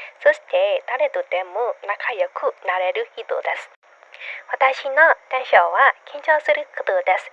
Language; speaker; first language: Japanese; non-native, learner; Burmese